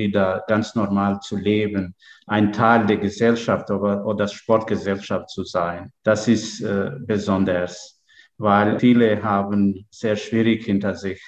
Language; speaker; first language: German; non-native, fluent; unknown